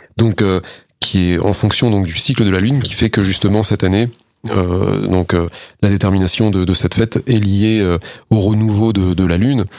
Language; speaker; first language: French; native; French